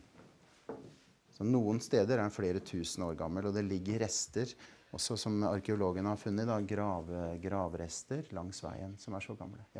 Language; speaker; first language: Norwegian; native; Norwegian